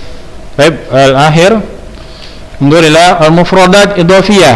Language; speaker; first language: Arabic; non-native, fluent; Indonesian